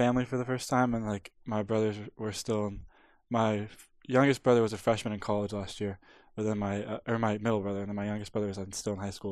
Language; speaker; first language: English; native; English